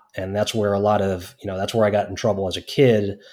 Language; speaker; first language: English; native; English